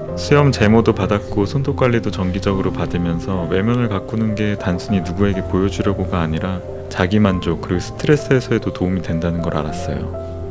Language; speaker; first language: Korean; non-native, fluent; Turkish